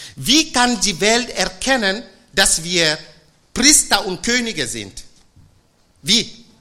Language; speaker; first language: German; non-native, fluent; French